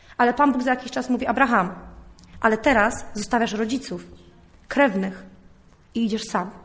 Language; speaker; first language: Polish; early bilingual, heritage; Polish